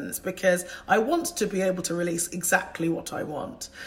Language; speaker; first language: English; native; English